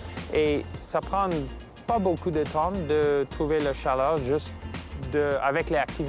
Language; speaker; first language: French; non-native, local second language; English